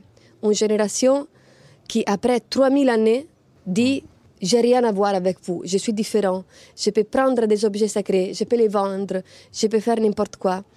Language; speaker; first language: French; non-native, fluent; Italian